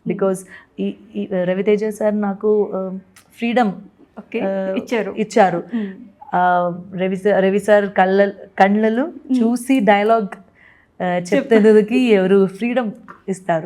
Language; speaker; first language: Telugu; non-native, learner; Malayalam